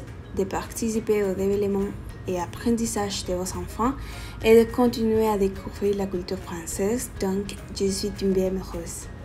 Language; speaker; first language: French; non-native, fluent; Spanish